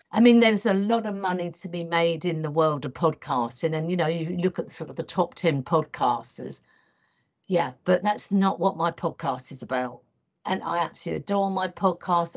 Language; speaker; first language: English; native; English